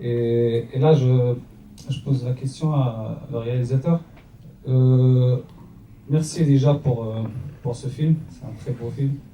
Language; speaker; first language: French; non-native, learner; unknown